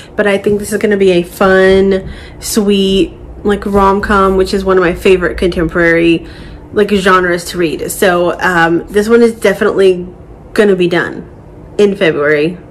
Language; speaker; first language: English; native; English